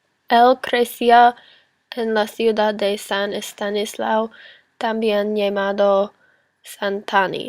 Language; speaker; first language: Spanish; non-native, learner; English